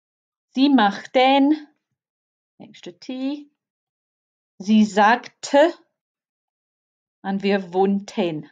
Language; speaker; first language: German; non-native, fluent; English